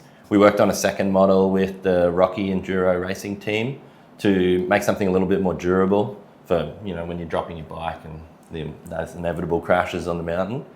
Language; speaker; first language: English; native; English